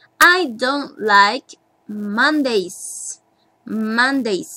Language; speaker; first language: English; non-native, learner; Spanish